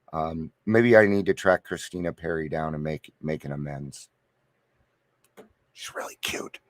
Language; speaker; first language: English; native; English